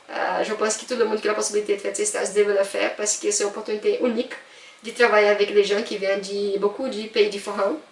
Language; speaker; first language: French; non-native, fluent; Portuguese